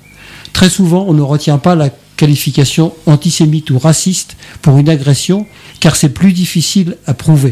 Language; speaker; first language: French; native; French